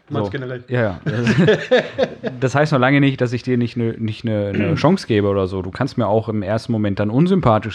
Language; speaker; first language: German; native; German